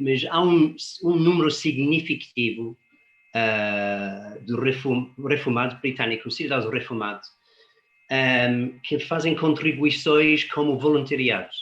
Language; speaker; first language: Portuguese; non-native, fluent; English